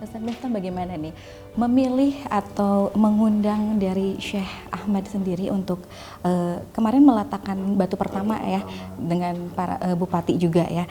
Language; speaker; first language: Indonesian; native; Indonesian